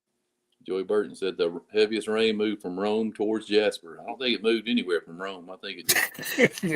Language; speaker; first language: English; native; English